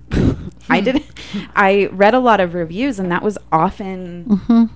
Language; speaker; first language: English; native; English